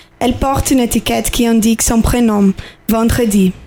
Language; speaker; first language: French; non-native, learner; Portuguese